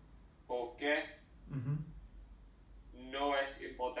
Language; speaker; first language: Spanish; non-native, learner; English